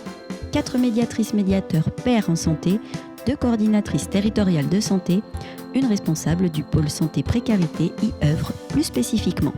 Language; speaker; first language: French; native; French